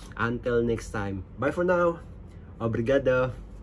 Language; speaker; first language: English; non-native, local second language; Filipino